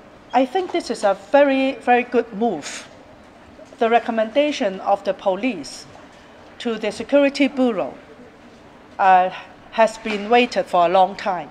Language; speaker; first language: English; non-native, local second language; Cantonese